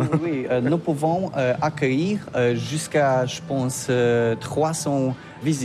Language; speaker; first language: French; non-native, learner; Polish